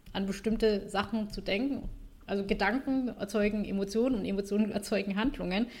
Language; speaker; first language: German; non-native, fluent; Vietnamese